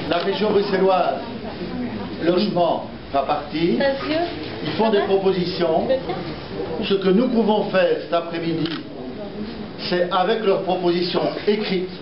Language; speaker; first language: French; native; French